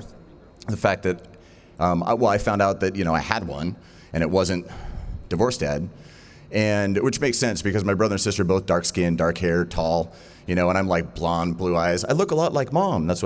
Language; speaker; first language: English; native; English